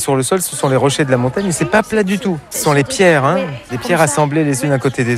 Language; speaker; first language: French; native; French